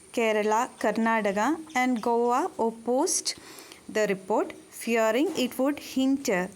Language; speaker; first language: English; non-native, local second language; Malayalam